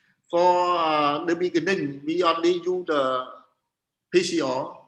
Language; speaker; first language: English; non-native, learner; Khmer